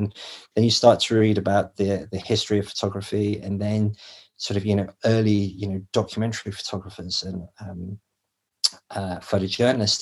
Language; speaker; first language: English; native; English